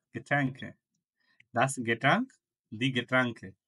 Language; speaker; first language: German; non-native, fluent; Bangla